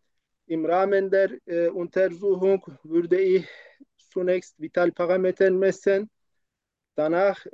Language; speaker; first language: German; non-native, learner; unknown